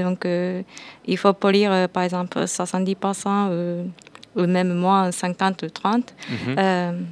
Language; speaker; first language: French; non-native, fluent; Japanese